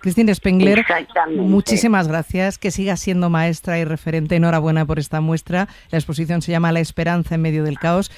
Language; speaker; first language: Spanish; native; Spanish